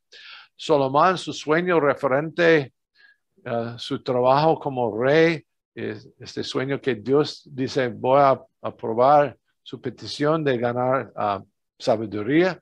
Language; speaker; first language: Spanish; non-native, fluent; English